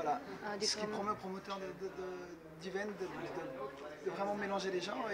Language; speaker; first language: French; native; French